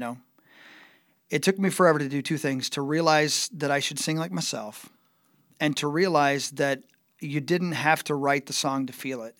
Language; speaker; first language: English; native; English